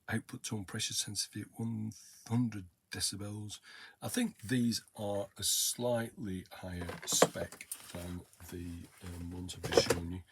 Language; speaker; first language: English; native; English